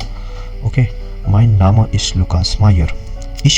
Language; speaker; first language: German; non-native, learner; Marathi